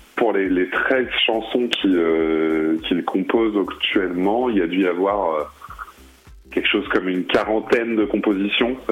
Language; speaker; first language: French; early bilingual, other home language; Arabic